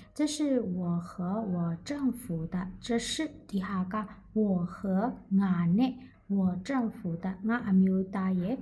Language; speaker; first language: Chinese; non-native, fluent; Burmese